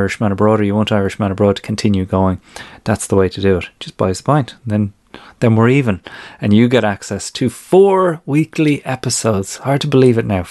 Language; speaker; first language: English; native; English